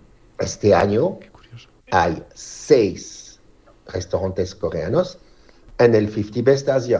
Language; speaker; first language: Spanish; non-native, fluent; French